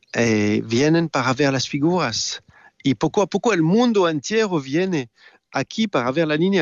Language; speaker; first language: Spanish; non-native, learner; French